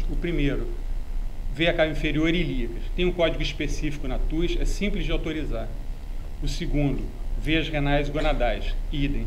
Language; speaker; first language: Portuguese; native; Portuguese